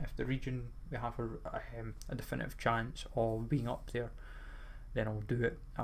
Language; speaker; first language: English; native; English